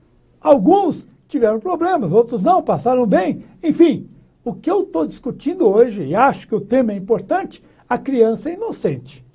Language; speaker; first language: Portuguese; native; Portuguese